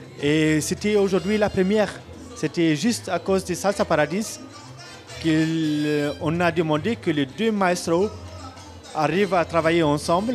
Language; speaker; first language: French; non-native, fluent; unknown